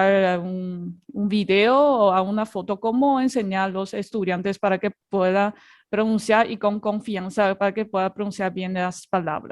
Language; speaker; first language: Spanish; non-native, fluent; Chinese